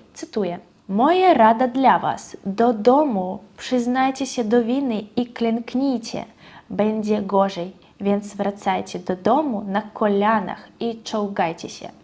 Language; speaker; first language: Polish; non-native, fluent; Russian